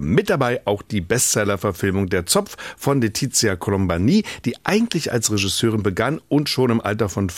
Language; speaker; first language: German; native; German